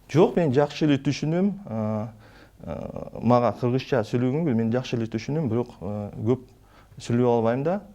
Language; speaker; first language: Kyrgyz; non-native, local second language; Russian